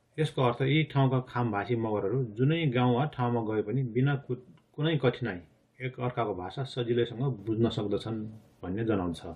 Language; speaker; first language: Nepali; non-native, local second language; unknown